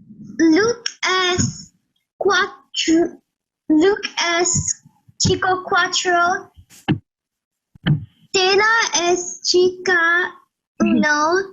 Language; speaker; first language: Spanish; non-native, learner; English